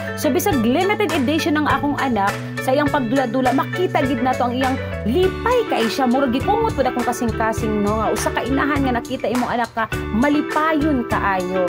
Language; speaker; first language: Cebuano; non-native, local second language; Hiligaynon